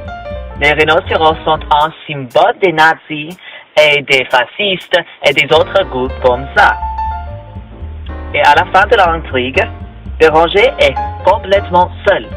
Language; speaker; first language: French; non-native, learner; English